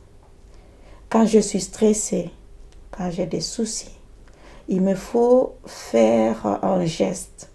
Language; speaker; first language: French; native; French